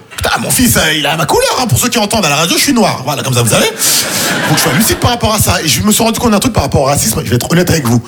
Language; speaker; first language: French; native; French